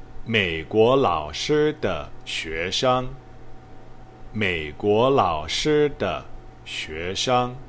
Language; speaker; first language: Chinese; non-native, fluent; English